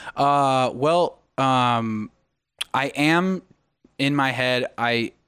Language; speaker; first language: English; native; English